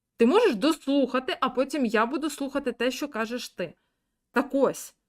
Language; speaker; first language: Ukrainian; native; Ukrainian